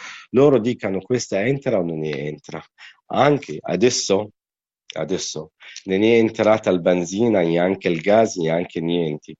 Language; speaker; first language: Italian; non-native, learner; Arabic